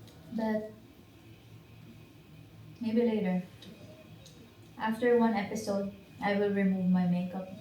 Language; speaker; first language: English; non-native, local second language; Filipino